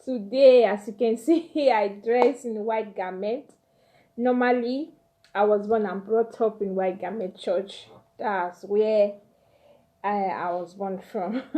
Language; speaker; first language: English; non-native, local second language; Yoruba